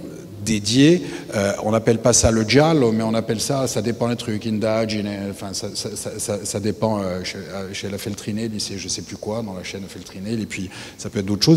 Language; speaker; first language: French; native; French